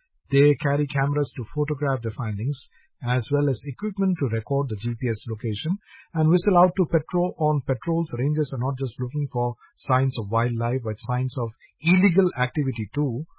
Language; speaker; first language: English; non-native, local second language; Bangla